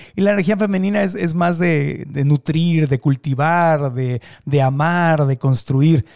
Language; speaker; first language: Spanish; native; Spanish